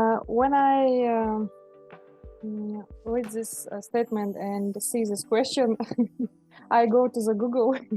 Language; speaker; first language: English; non-native, learner; Russian